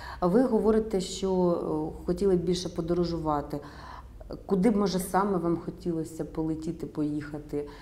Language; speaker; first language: Ukrainian; native; Ukrainian